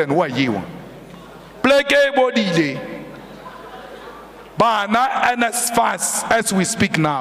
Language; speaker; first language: English; non-native, local second language; Northern Sotho